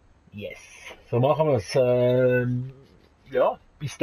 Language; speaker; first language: German; native; German